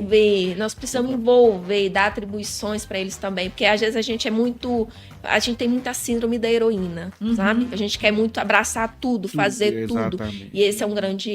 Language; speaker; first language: Portuguese; native; Portuguese